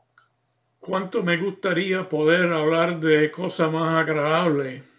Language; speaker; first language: Spanish; non-native, fluent; English